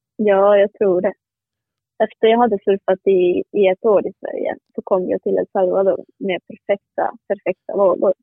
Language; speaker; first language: Swedish; non-native, fluent; Spanish